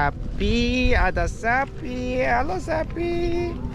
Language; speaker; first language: Indonesian; non-native, learner; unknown